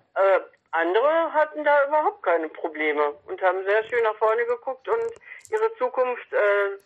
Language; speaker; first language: German; native; German